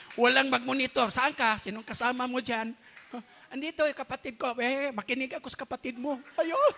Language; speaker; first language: Filipino; non-native, local second language; Cebuano